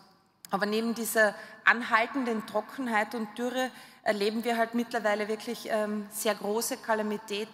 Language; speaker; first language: German; native; German